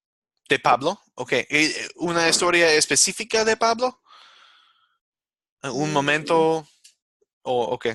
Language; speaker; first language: Spanish; non-native, fluent; English